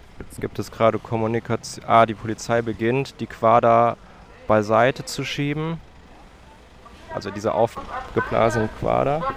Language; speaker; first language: German; native; German